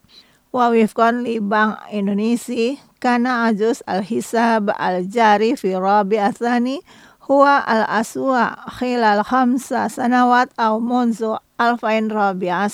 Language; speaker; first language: Arabic; non-native, fluent; Indonesian